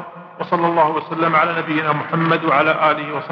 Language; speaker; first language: Arabic; native; Arabic